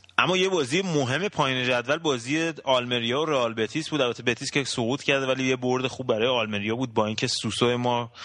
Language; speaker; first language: Persian; native; Persian